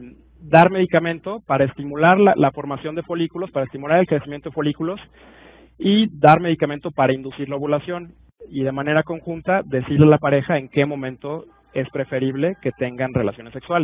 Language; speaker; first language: Spanish; native; Spanish